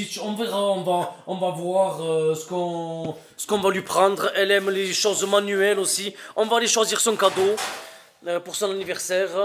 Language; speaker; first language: French; native; French